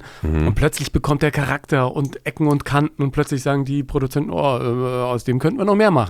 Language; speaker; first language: German; native; German